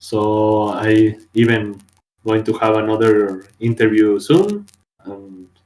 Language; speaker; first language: English; non-native, learner; Spanish